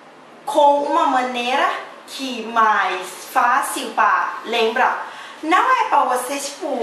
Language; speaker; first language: Portuguese; non-native, learner; Thai